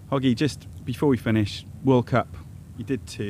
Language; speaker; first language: English; native; English